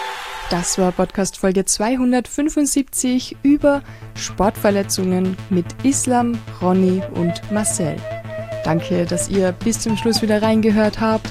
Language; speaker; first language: German; native; German